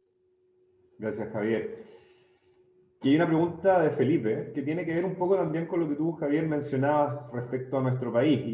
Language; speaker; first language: Spanish; native; Spanish